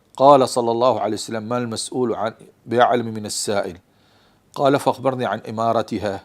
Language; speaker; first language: Urdu; early bilingual, heritage; Urdu